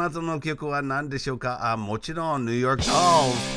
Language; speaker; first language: Japanese; non-native, fluent; English